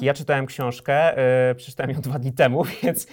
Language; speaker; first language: Polish; native; Polish